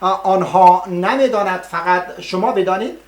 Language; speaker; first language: Persian; native; Persian